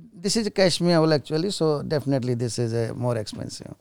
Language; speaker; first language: English; non-native, local second language; Hindi